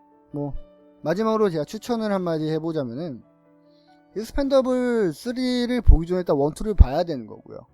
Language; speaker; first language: Korean; native; Korean